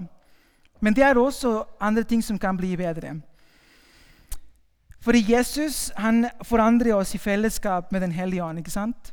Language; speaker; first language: Norwegian; non-native, fluent; Spanish